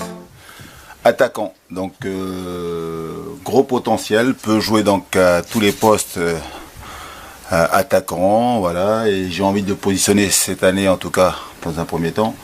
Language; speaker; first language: French; native; French